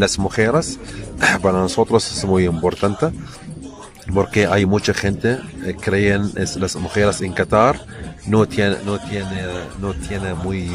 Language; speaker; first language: Spanish; non-native, learner; Arabic